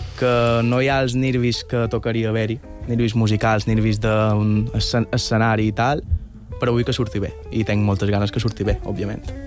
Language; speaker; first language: Catalan; early bilingual, other home language; Bulgarian